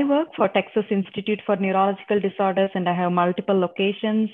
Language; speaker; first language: English; non-native, local second language; Telugu